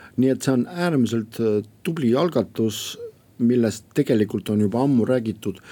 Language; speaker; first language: Estonian; non-native, local second language; Russian